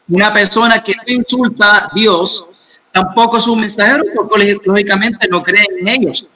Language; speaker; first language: Spanish; non-native, fluent; Arabic